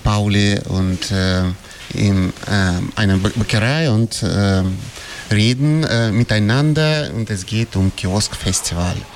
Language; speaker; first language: German; non-native, fluent; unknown